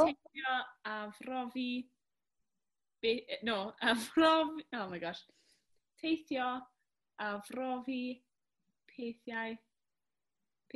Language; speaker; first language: Welsh; non-native, learner; English